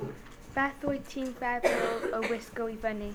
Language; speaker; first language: Welsh; non-native, local second language; English